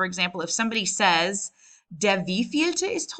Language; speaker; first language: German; non-native, fluent; English